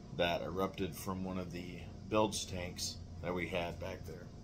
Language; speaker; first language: English; native; English